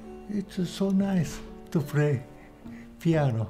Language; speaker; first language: English; non-native, learner; Japanese